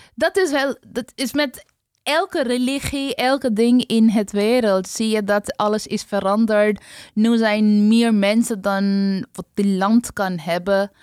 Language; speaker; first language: Dutch; non-native, fluent; Bangla